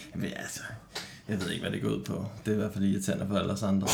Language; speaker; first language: Danish; early bilingual, other home language; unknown